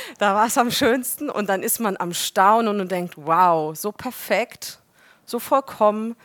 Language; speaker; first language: German; native; German